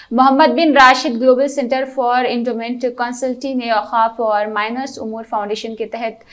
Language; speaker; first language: Urdu; native; Urdu